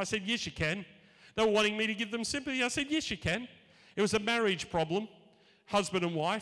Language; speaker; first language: English; native; English